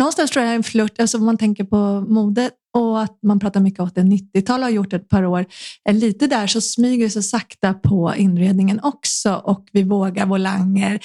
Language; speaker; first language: Swedish; native; Swedish